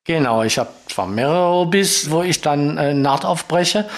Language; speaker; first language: German; non-native, fluent; French